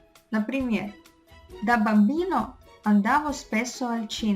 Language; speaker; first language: Italian; non-native, fluent; Russian